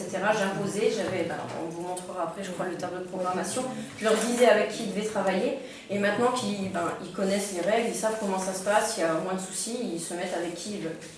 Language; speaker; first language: French; native; French